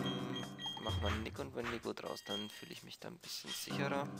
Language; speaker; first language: German; native; German